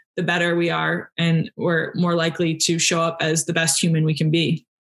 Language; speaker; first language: English; native; English